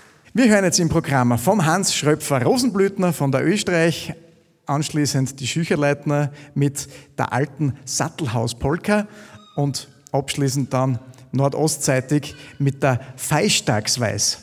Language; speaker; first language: German; native; German